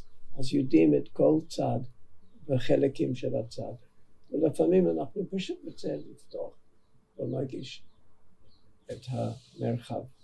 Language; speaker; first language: Hebrew; non-native, fluent; English